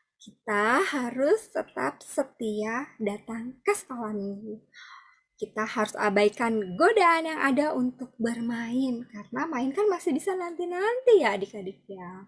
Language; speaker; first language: Indonesian; native; Indonesian